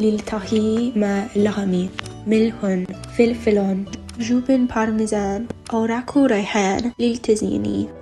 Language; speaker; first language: Arabic; non-native, learner; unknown